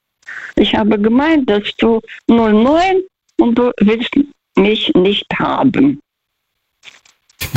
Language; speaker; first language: German; non-native, fluent; Russian